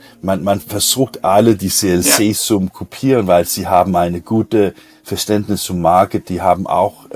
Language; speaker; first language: German; non-native, learner; Danish